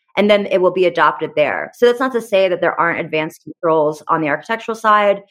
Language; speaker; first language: English; native; English